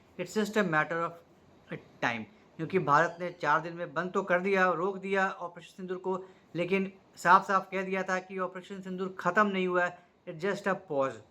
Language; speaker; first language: Hindi; native; Hindi